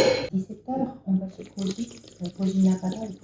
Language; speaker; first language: French; non-native, fluent; Japanese